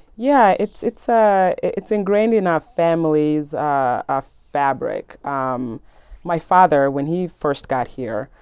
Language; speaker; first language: English; early bilingual, other home language; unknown